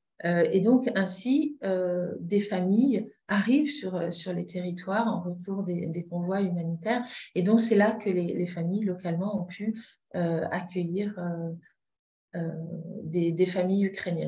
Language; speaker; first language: French; native; French